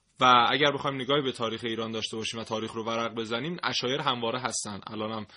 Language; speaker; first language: Persian; native; Persian